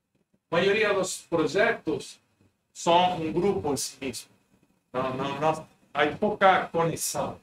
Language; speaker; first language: Portuguese; non-native, fluent; Spanish